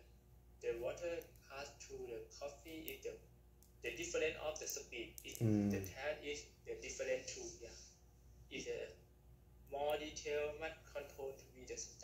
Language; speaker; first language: English; non-native, learner; Thai